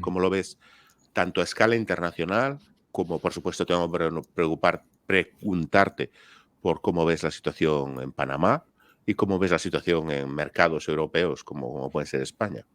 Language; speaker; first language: Spanish; native; Spanish